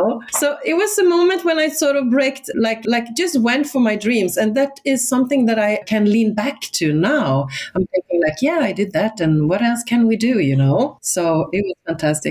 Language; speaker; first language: English; non-native, fluent; Swedish